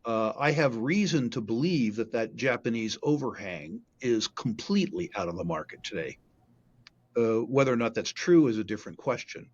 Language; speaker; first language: English; native; English